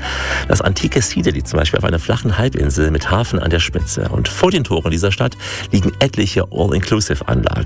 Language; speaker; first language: German; native; German